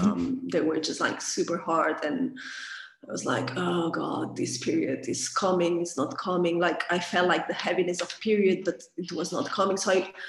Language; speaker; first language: English; non-native, fluent; Catalan